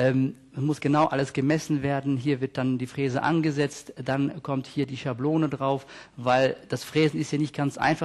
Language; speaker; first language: German; native; German